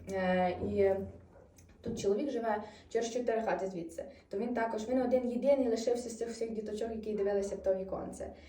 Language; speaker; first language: Ukrainian; native; Ukrainian